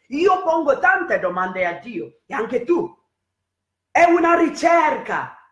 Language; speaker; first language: Italian; non-native, fluent; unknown